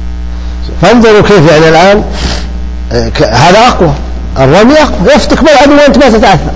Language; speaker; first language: Arabic; native; Arabic